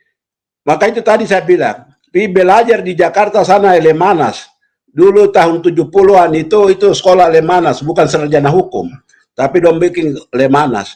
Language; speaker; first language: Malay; non-native, local second language; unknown